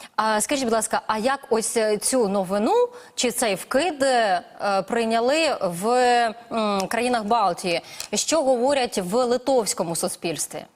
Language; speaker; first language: Ukrainian; native; Ukrainian